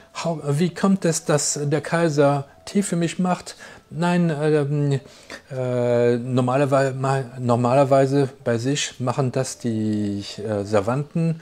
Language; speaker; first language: German; non-native, fluent; French